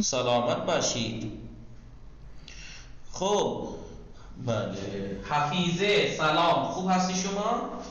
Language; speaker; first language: Persian; non-native, fluent; Urdu